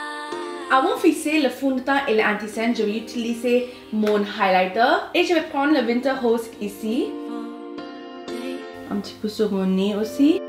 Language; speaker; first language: French; non-native, fluent; Hindi